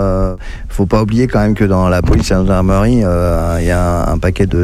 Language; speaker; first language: French; native; French